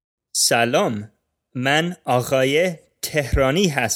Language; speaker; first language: Persian; non-native, learner; English